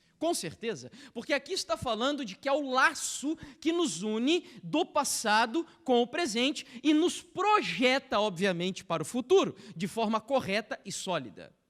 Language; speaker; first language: Portuguese; native; Portuguese